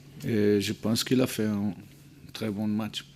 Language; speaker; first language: French; non-native, learner; Portuguese